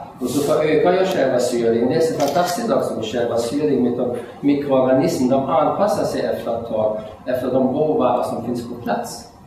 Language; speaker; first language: Swedish; non-native, fluent; German